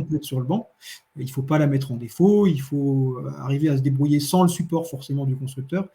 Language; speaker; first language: French; native; French